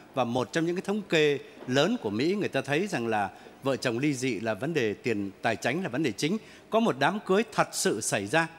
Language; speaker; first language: Vietnamese; native; Vietnamese